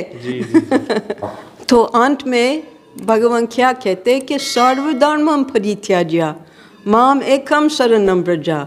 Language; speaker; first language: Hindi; non-native, fluent; English